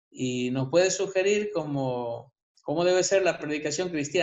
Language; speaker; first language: Spanish; native; Spanish